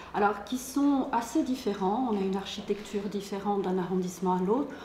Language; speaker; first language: French; native; French